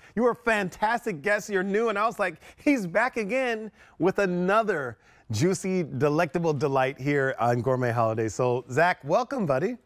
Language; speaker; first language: English; native; English